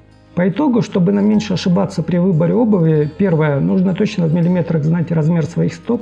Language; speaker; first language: Russian; native; Russian